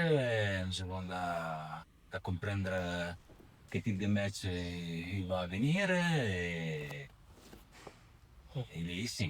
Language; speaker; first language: French; non-native, learner; Italian